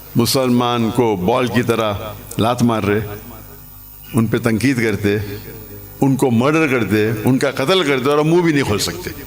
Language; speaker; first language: Urdu; non-native, local second language; English